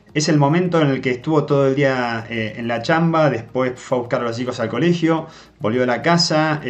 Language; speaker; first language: Spanish; native; Spanish